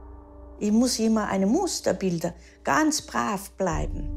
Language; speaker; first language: German; early bilingual, heritage; German